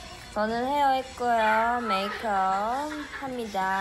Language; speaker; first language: Korean; native; Korean